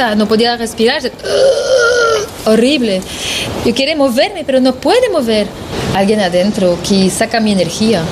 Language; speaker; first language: Spanish; non-native, learner; French